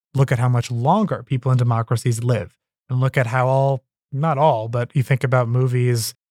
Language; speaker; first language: English; native; English